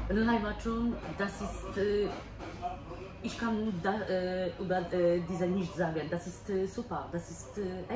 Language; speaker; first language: German; non-native, learner; Polish